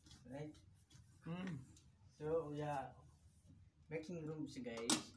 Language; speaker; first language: English; non-native, learner; Nepali